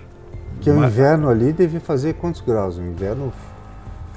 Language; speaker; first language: Portuguese; native; Portuguese